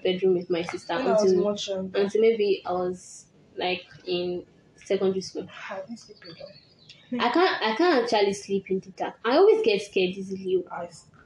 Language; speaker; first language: English; non-native, local second language; Yoruba